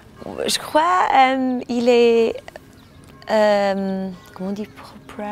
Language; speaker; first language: French; non-native, learner; German